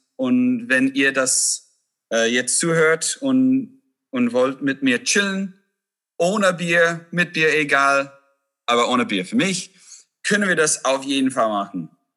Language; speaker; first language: German; non-native, fluent; English